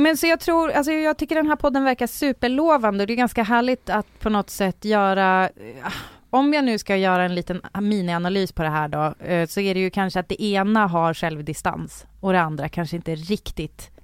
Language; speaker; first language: Swedish; native; Swedish